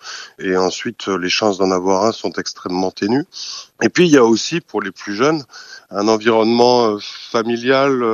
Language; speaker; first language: French; native; French